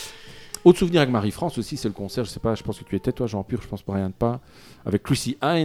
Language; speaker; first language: French; native; French